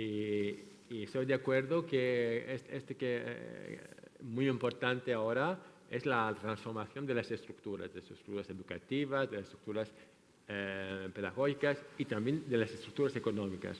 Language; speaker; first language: Spanish; non-native, fluent; French